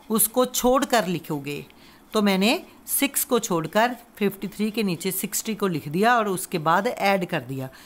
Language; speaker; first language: Hindi; non-native, local second language; Punjabi